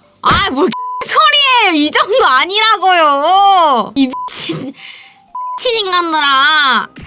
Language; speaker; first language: Korean; native; Korean